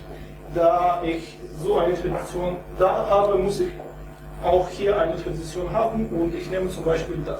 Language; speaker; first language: German; non-native, fluent; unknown